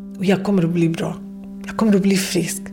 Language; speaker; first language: Swedish; non-native, fluent; Kurdish